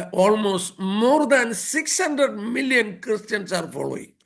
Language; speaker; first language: English; non-native, local second language; Malayalam